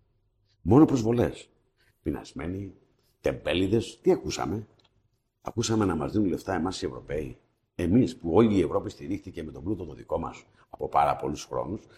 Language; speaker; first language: Greek; native; Greek